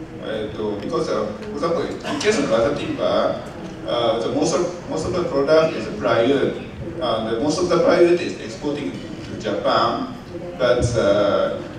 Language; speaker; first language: English; non-native, learner; Japanese